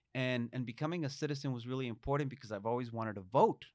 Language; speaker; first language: English; early bilingual, other home language; Spanish